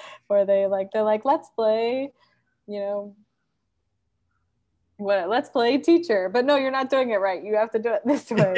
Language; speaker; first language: English; native; English